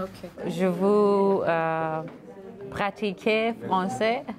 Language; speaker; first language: French; non-native, learner; Persian